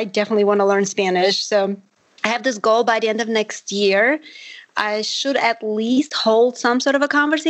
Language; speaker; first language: English; non-native, fluent; Armenian